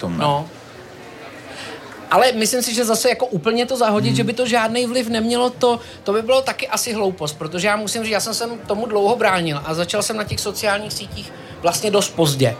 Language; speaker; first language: Czech; native; Czech